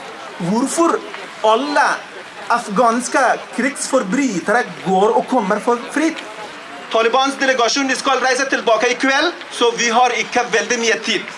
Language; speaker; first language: Norwegian; non-native, learner; Persian